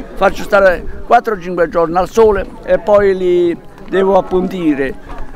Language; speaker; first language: Italian; native; Italian